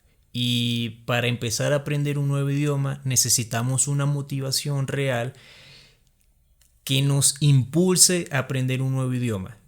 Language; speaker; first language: Spanish; native; Spanish